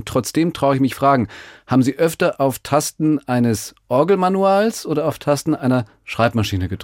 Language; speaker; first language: German; native; German